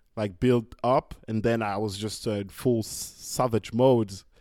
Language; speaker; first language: English; non-native, fluent; French